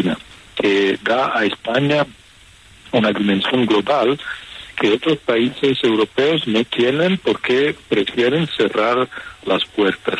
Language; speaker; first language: Spanish; non-native, fluent; Italian